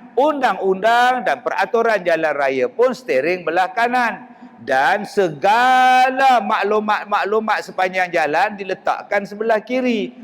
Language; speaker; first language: Malay; native; Malay